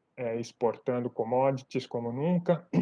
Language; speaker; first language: Spanish; non-native, fluent; Portuguese